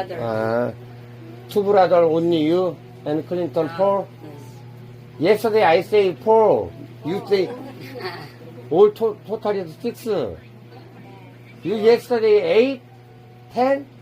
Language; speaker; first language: English; non-native, learner; Korean